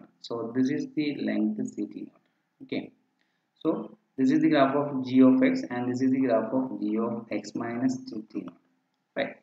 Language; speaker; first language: English; non-native, local second language; Malayalam